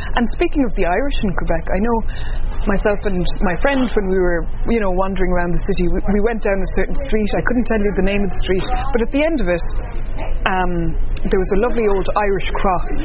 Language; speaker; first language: English; native; English